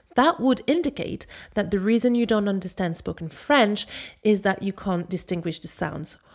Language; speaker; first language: English; non-native, fluent; French